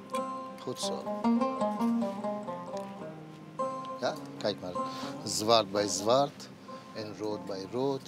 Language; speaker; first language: Dutch; non-native, learner; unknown